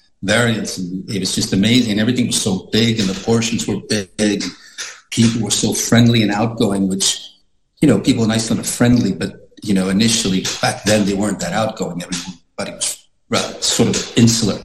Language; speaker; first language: English; non-native, fluent; Icelandic